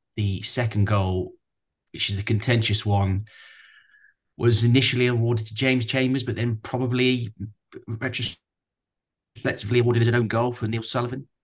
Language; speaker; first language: English; native; English